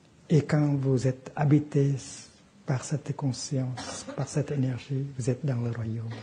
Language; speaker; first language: French; non-native, fluent; Vietnamese